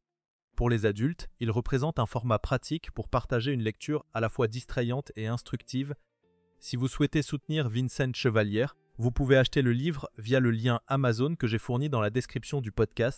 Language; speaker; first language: French; native; French